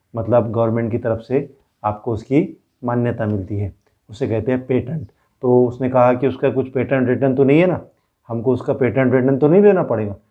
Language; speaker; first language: Hindi; non-native, local second language; Marathi